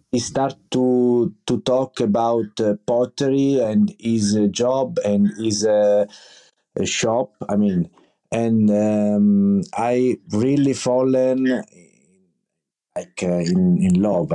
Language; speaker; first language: English; non-native, learner; Italian